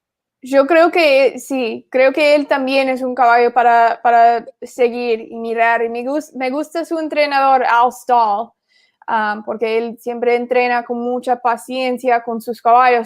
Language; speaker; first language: Spanish; non-native, fluent; English